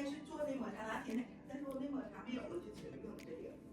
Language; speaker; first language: Chinese; native; Chinese